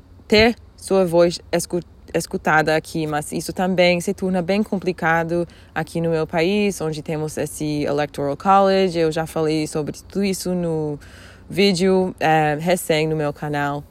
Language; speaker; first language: Portuguese; non-native, fluent; English